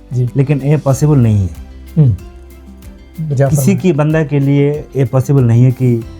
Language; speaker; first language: Hindi; non-native, fluent; Bangla